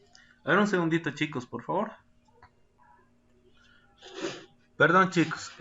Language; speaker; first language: Spanish; native; Spanish